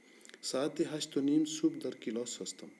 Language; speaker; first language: Persian; non-native, fluent; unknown